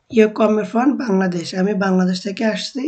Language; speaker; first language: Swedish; non-native, fluent; Bangla